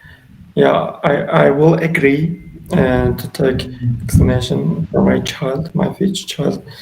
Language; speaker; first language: English; non-native, learner; Uzbek